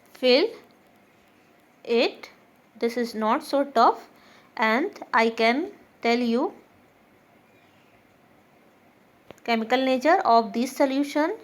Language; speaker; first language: English; non-native, local second language; Hindi